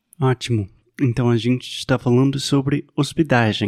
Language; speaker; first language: Portuguese; non-native, fluent; English